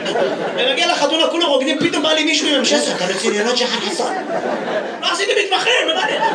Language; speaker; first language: Hebrew; native; Hebrew